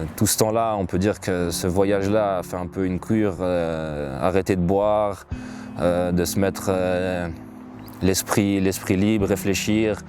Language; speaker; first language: French; native; French